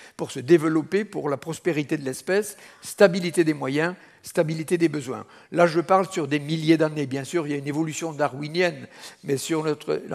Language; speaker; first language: French; native; French